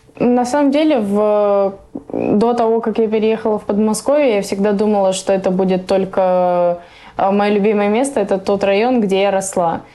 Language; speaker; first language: Russian; early bilingual, other home language; Persian